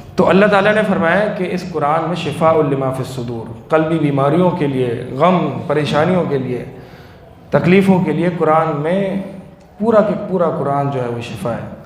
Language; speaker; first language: Urdu; native; Urdu